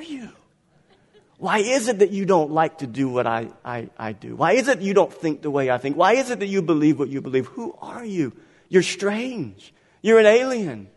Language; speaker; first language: English; native; English